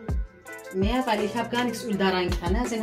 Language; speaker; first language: German; non-native, learner; Kurdish